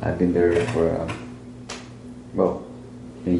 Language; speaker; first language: English; non-native, learner; Spanish